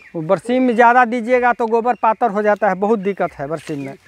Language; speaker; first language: Hindi; native; Hindi